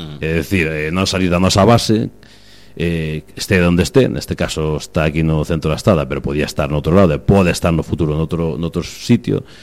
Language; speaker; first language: Galician; native; Galician